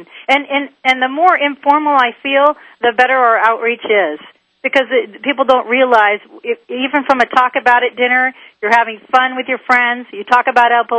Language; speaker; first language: English; native; English